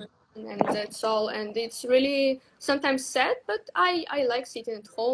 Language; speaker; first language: English; non-native, learner; Russian